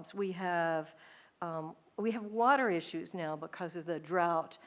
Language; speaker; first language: English; native; English